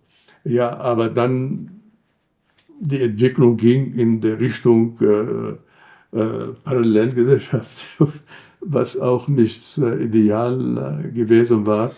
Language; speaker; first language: German; non-native, fluent; Arabic